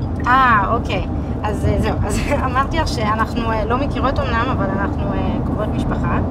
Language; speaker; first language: Hebrew; native; Hebrew